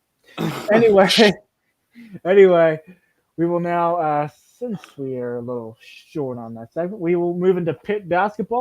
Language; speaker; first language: English; native; English